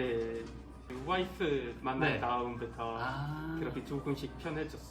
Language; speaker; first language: Korean; non-native, fluent; Swedish